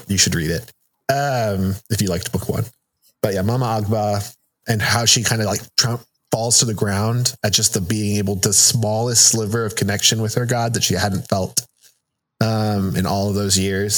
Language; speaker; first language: English; early bilingual, other home language; Spanish